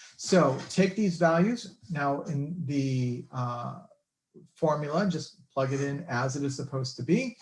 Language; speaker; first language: English; native; English